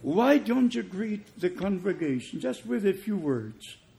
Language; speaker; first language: English; non-native, fluent; German